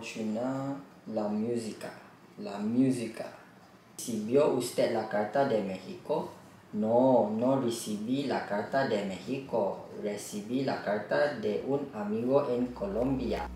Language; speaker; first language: Spanish; non-native, learner; Malay